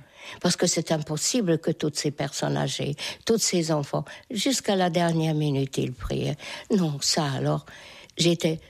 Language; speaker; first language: French; non-native, fluent; Hungarian